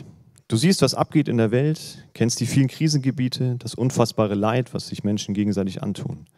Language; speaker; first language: German; native; German